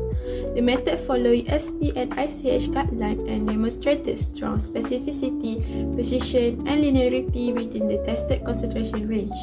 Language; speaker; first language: English; non-native, local second language; Malay